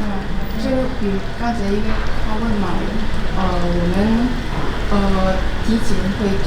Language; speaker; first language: Chinese; non-native, fluent; Indonesian